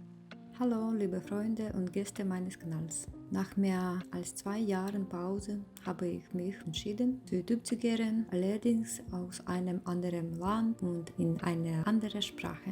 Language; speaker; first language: German; non-native, learner; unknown